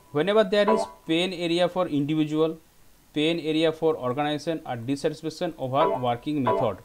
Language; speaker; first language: English; non-native, local second language; Bangla